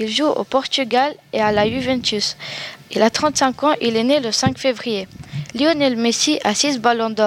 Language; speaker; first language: French; native; French